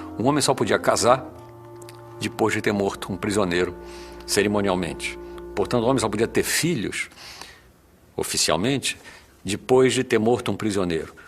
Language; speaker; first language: Portuguese; native; Portuguese